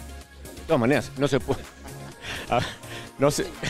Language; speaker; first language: Spanish; native; Spanish